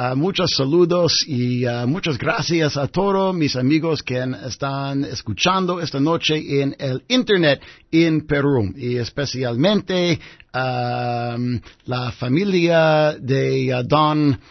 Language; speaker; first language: Spanish; non-native, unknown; English